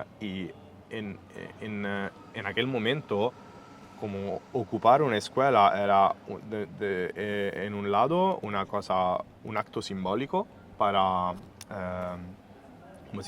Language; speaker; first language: Spanish; non-native, fluent; Italian